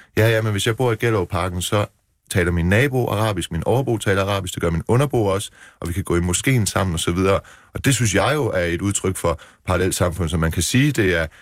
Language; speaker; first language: Danish; early bilingual, other home language; Persian